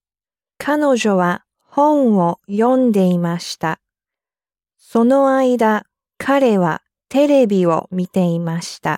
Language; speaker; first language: Japanese; non-native, learner; English